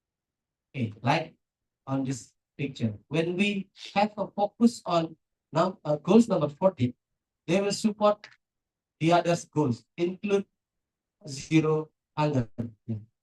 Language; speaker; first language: English; non-native, local second language; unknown